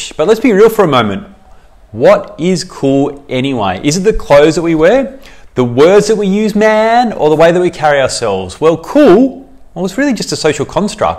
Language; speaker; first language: English; native; English